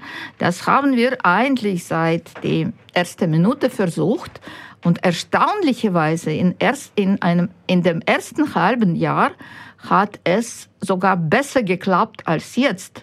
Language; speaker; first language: German; non-native, fluent; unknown